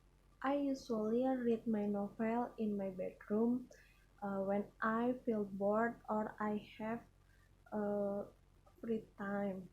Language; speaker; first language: English; non-native, learner; Indonesian